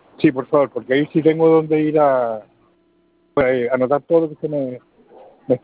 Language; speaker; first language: Spanish; native; Spanish